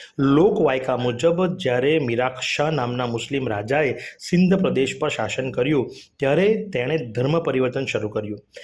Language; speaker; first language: Gujarati; native; Gujarati